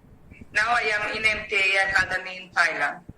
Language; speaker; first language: English; non-native, learner; Greek